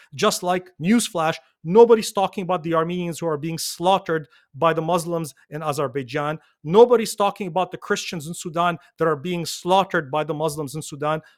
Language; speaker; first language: English; non-native, fluent; Arabic